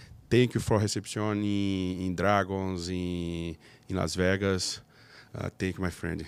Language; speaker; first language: English; non-native, learner; Portuguese